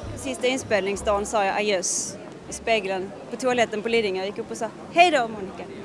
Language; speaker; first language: Swedish; native; Swedish